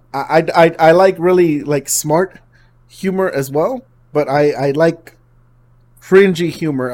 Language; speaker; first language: English; native; English